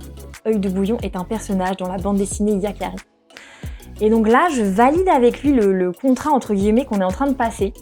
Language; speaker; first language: French; native; French